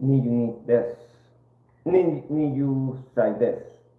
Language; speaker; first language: Japanese; non-native, learner; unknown